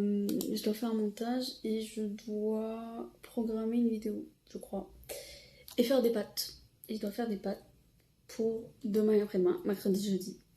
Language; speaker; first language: French; non-native, local second language; Arabic